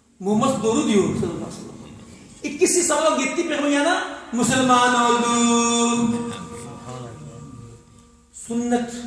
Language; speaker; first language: Turkish; non-native, learner; Urdu